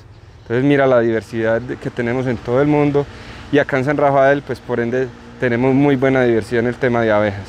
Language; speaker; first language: Spanish; native; Spanish